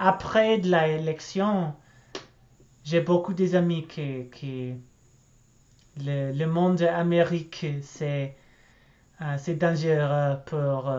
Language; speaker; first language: French; non-native, learner; English